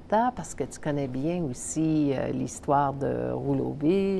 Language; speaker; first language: French; native; French